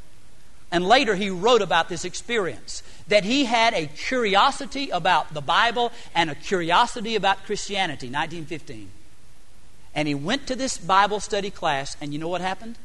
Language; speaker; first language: English; native; English